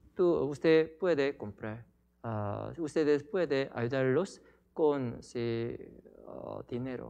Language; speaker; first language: Spanish; non-native, learner; Korean